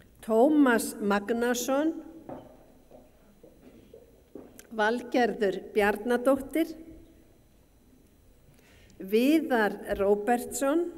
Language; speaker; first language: Icelandic; native; Icelandic